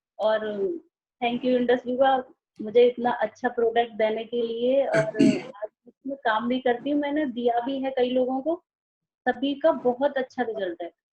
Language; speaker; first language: Hindi; native; Hindi